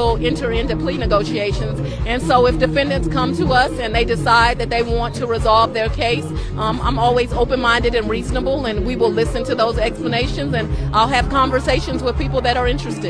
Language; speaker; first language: English; native; English